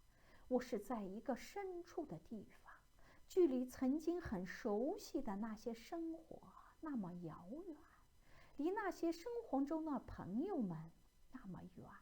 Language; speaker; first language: Chinese; native; Chinese